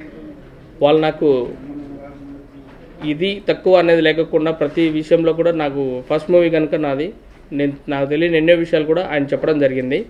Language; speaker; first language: Telugu; native; Telugu